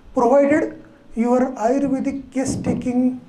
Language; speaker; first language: Hindi; non-native, local second language; Marathi